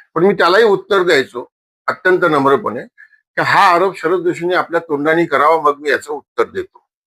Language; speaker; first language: Marathi; non-native, local second language; Marwari